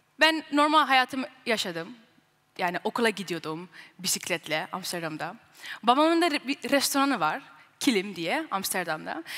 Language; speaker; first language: Turkish; early bilingual, heritage; Turkish